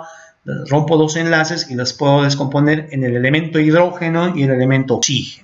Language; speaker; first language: Spanish; native; Spanish